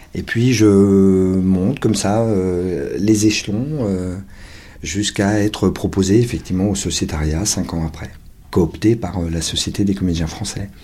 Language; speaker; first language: French; native; French